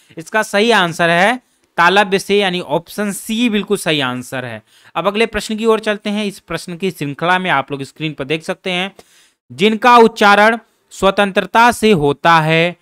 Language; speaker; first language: Hindi; native; Hindi